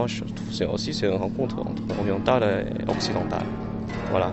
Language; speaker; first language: French; non-native, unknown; Chinese